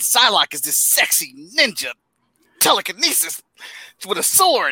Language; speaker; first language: English; native; English